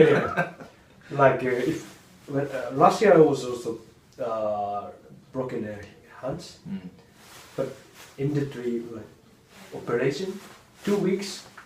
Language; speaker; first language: English; non-native, learner; Japanese